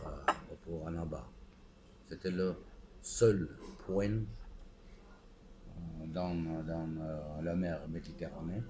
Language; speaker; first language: French; non-native, fluent; Armenian